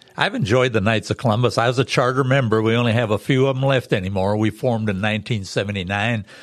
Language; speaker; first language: English; native; English